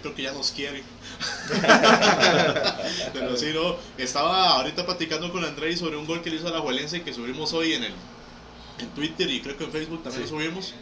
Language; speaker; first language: Spanish; native; Spanish